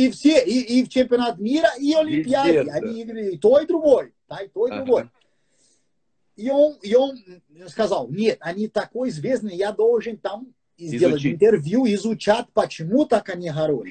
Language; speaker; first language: Russian; non-native, fluent; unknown